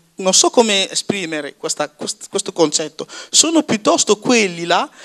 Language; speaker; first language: Italian; non-native, fluent; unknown